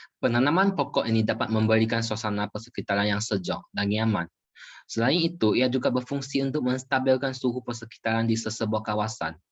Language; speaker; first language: Malay; non-native, local second language; Chinese